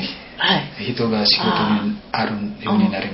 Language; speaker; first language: Japanese; non-native, learner; Indonesian